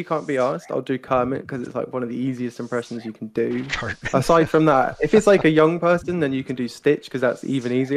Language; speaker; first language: English; native; English